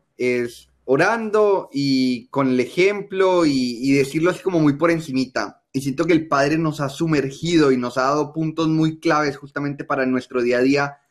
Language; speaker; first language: Spanish; native; Spanish